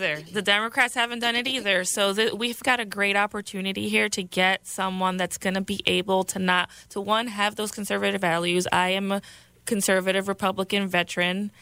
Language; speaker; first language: English; early bilingual, other home language; Spanish